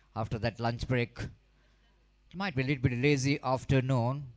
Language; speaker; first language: English; non-native, local second language; Kannada